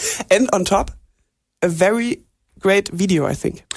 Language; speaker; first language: English; non-native, fluent; German